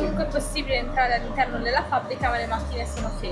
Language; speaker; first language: Italian; native; Italian